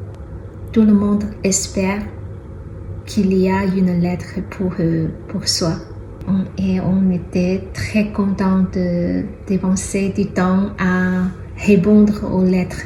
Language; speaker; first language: French; non-native, fluent; Chinese